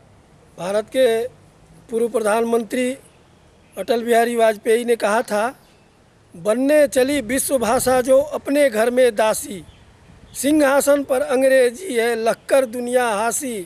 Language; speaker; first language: Hindi; native; Hindi